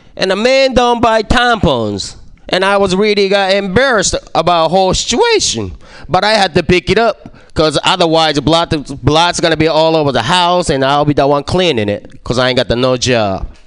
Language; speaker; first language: English; non-native, fluent; Japanese